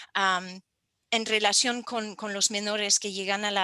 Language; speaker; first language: Spanish; non-native, fluent; French